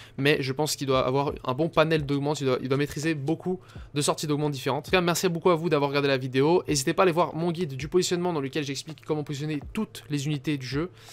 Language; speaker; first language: French; native; French